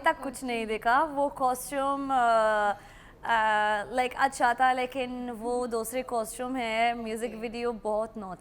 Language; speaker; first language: Hindi; non-native, learner; Arabic